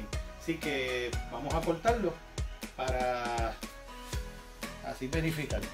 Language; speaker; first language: Spanish; native; Spanish